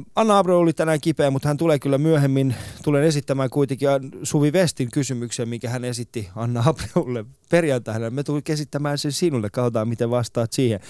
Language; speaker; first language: Finnish; early bilingual, other home language; Persian